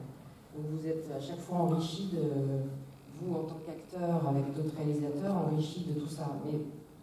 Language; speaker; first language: French; native; French